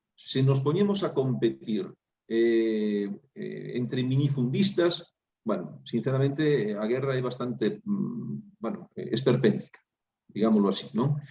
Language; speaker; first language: Galician; native; Galician